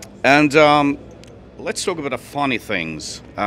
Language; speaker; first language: English; non-native, fluent; Finnish